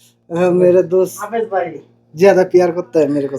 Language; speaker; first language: Hindi; non-native, local second language; Bangla